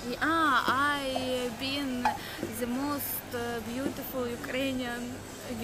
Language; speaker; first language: English; non-native, learner; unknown